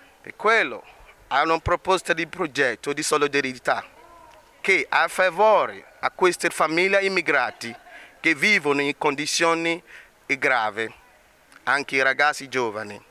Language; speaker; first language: Italian; non-native, learner; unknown